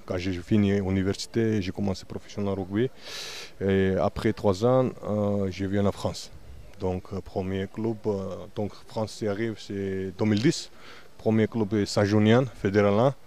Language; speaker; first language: French; non-native, learner; Georgian